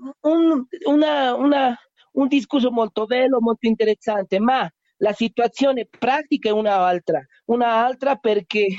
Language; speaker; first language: Italian; non-native, learner; Spanish